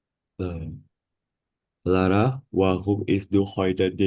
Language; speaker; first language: German; non-native, learner; Indonesian